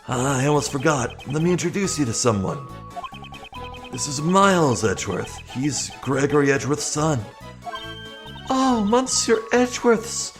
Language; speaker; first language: English; native; English